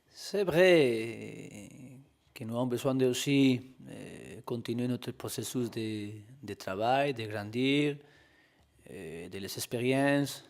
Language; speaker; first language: French; non-native, learner; Spanish